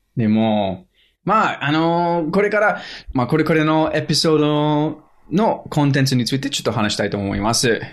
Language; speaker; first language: Japanese; non-native, fluent; English